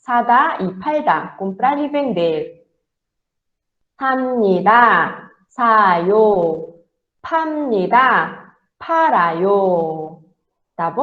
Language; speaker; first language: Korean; non-native, fluent; Portuguese